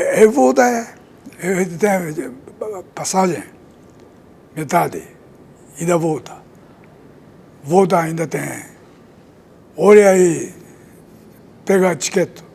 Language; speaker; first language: Portuguese; non-native, learner; Japanese